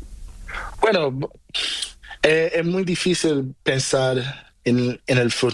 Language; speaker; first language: Spanish; non-native, learner; Portuguese